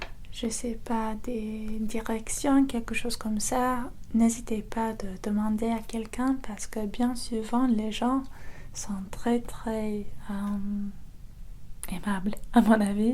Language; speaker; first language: French; non-native, fluent; English